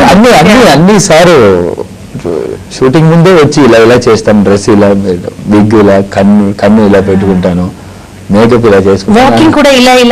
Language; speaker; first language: Telugu; non-native, learner; Tamil